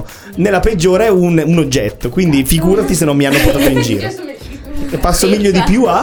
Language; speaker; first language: Italian; native; Italian